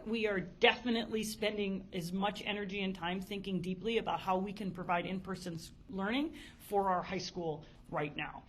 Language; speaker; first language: English; native; English